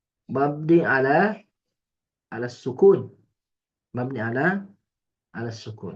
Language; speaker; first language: Arabic; non-native, fluent; Indonesian